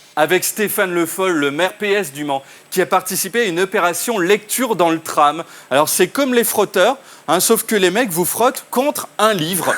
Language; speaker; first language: French; native; French